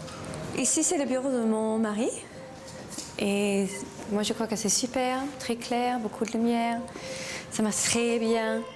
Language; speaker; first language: French; non-native, learner; English